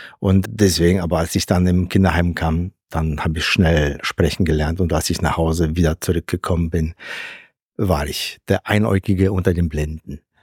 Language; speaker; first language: German; non-native, fluent; Polish